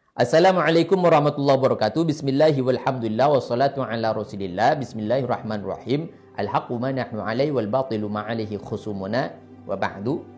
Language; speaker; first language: Indonesian; non-native, local second language; Madurese